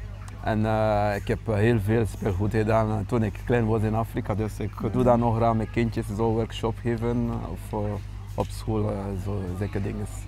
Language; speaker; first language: Dutch; non-native, fluent; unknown